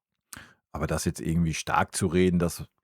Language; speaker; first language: German; native; German